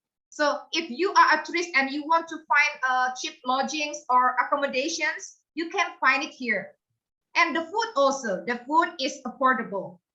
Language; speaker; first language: English; non-native, fluent; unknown